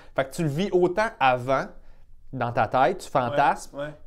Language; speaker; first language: French; native; French